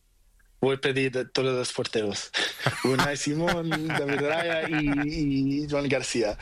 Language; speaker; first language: Spanish; non-native, learner; Portuguese